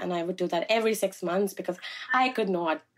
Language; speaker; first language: English; non-native, local second language; Malayalam